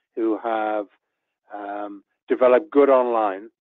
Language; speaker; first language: English; native; English